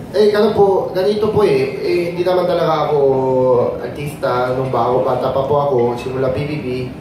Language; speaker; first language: Filipino; non-native, fluent; Korean